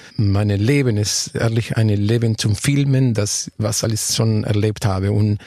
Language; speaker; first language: German; non-native, learner; Spanish